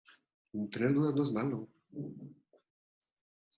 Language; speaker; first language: Spanish; native; Spanish